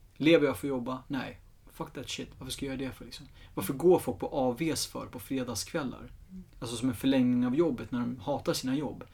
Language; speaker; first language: Swedish; early bilingual, other home language; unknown